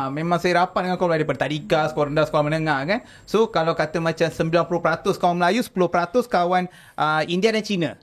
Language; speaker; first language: Malay; non-native, local second language; Tamil